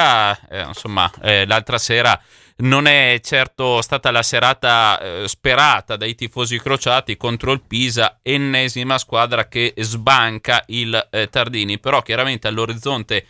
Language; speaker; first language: Italian; native; Italian